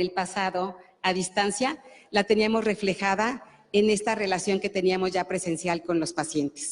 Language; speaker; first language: Spanish; native; Spanish